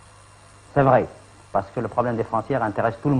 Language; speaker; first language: French; non-native, local second language; Arabic